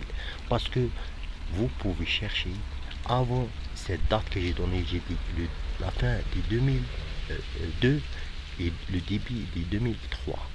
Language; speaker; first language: French; non-native, fluent; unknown